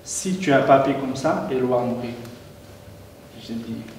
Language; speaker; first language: French; non-native, learner; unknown